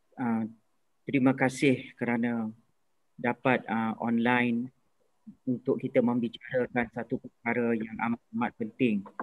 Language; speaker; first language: Malay; native; Malay